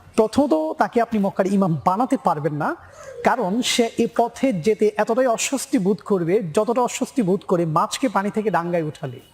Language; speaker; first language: Bangla; native; Bangla